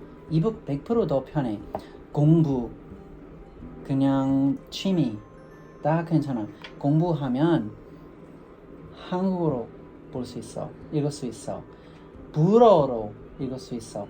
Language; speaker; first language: Korean; non-native, learner; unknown